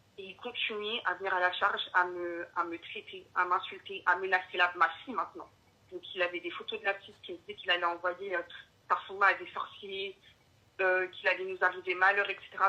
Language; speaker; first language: French; early bilingual, other home language; Arabic